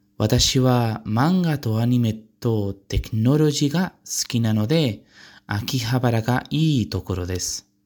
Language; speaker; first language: Japanese; non-native, learner; Spanish